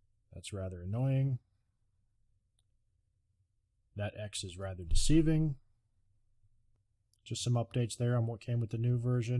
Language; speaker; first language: English; native; English